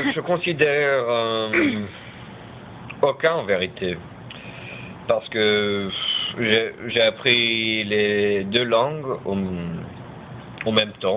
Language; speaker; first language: French; early bilingual, heritage; French